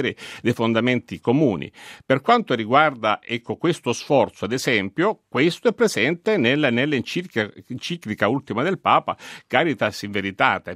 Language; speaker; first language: Italian; native; Italian